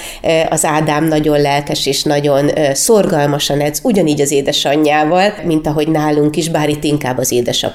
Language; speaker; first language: Hungarian; native; Hungarian